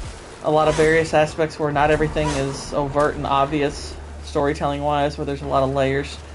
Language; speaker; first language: English; native; English